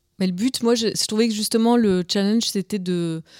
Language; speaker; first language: French; native; French